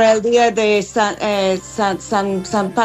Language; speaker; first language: Spanish; non-native, fluent; English